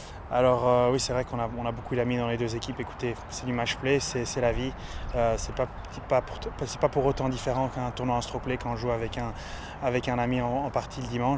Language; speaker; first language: French; native; French